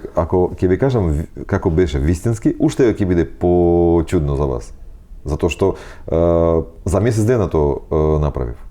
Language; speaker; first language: Macedonian; non-native, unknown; Russian